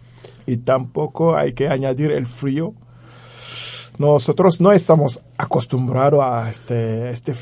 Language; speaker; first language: Spanish; non-native, fluent; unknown